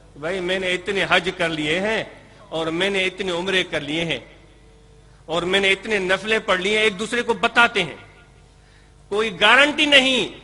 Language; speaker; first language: Urdu; non-native, local second language; Sindhi